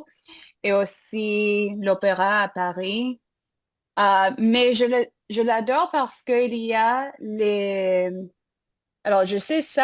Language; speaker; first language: French; non-native, fluent; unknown